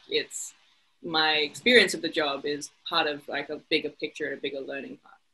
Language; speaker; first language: English; native; English